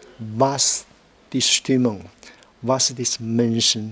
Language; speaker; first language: German; non-native, learner; Chinese